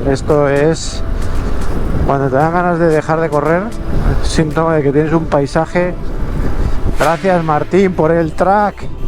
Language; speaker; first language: Spanish; native; Spanish